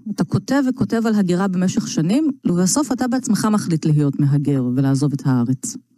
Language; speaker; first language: Hebrew; native; Hebrew